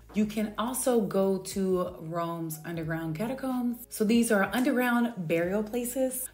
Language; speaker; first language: English; native; English